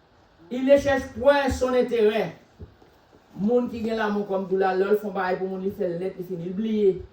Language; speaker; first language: French; non-native, local second language; Haitian Creole